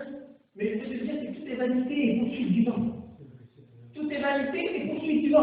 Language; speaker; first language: French; native; French